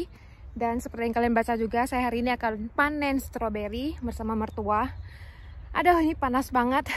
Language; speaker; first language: Indonesian; native; Indonesian